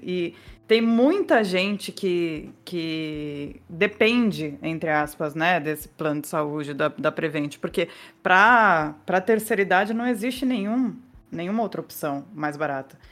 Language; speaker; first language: Portuguese; native; Portuguese